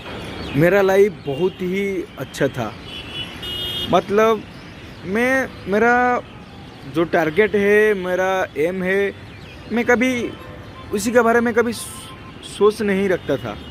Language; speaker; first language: Hindi; non-native, local second language; Odia